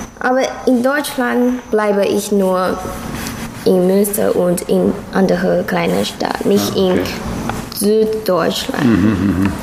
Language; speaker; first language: German; non-native, learner; Chinese